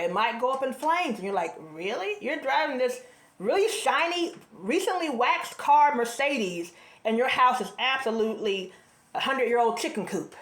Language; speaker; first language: English; native; English